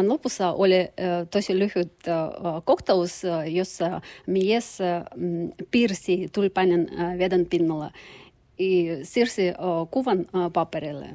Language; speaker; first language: Finnish; non-native, learner; Russian